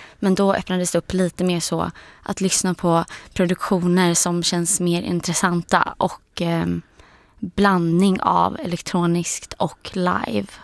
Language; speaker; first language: Swedish; native; Swedish